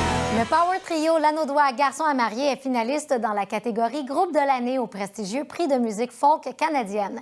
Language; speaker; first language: French; native; French